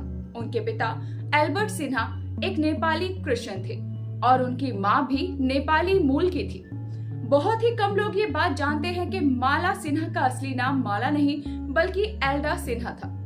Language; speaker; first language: Hindi; native; Hindi